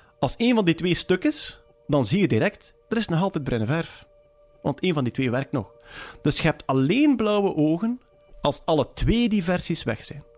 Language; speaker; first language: Dutch; native; Dutch